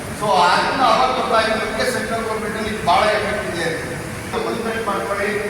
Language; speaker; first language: Kannada; non-native, local second language; Marathi